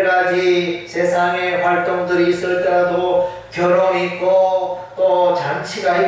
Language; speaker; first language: Korean; native; Korean